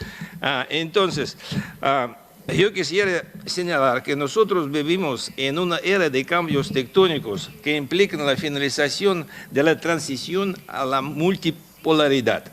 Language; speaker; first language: Spanish; non-native, fluent; Russian